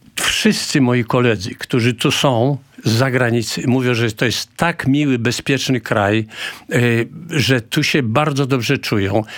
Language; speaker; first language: Polish; native; Polish